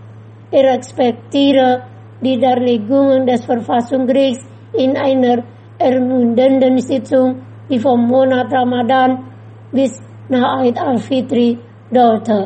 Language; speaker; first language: German; non-native, fluent; Indonesian